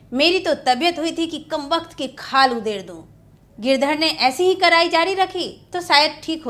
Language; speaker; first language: Hindi; native; Hindi